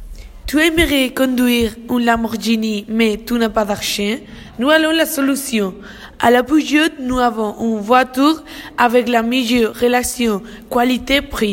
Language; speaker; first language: French; non-native, learner; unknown